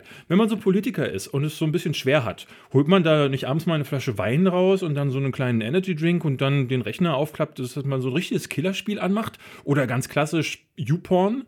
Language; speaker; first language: German; native; German